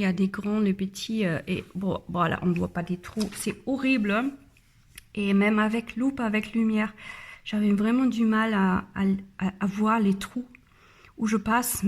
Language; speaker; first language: French; non-native, learner; German